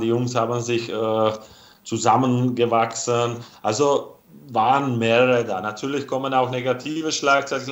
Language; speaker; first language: German; non-native, fluent; Slovak